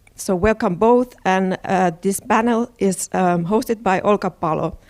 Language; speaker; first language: English; non-native, fluent; Finnish